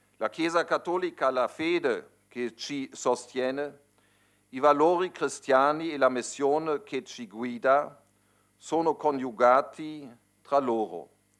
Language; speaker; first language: Italian; non-native, fluent; German